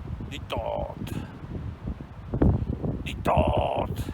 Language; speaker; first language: Swedish; non-native, fluent; Spanish